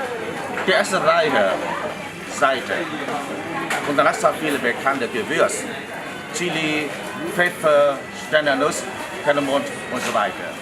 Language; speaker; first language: German; non-native, learner; Vietnamese